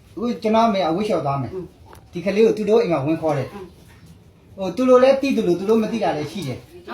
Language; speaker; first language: Burmese; native; Burmese